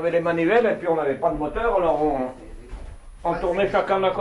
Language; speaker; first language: French; native; French